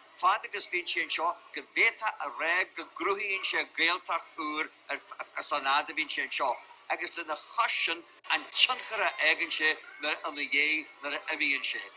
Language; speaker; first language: Irish; native; Irish